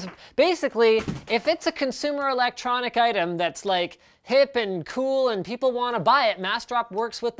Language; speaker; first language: English; native; English